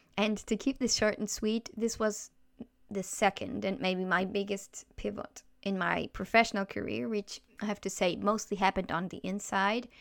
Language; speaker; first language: English; non-native, fluent; German